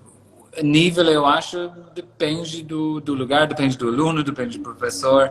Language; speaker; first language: Portuguese; non-native, fluent; English